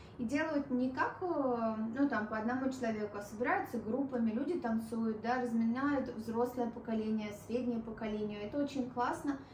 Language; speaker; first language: Russian; native; Russian